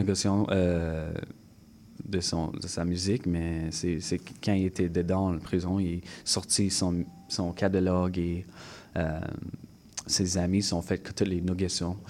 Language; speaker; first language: French; non-native, local second language; English